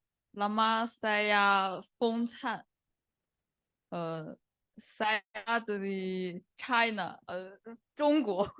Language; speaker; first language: Indonesian; non-native, learner; Chinese